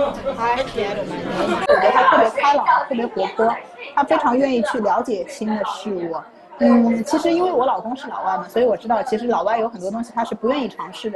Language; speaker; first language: Chinese; native; Chinese